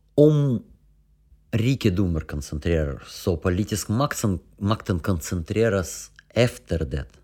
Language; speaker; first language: Swedish; non-native, fluent; Russian